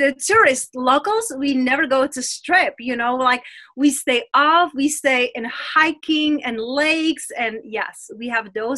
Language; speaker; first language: English; non-native, fluent; Czech